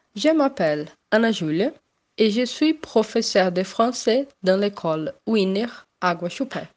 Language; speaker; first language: French; non-native, fluent; Portuguese